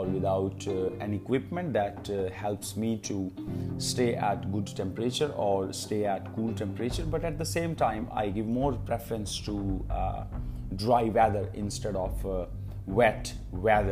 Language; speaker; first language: English; non-native, local second language; Hindi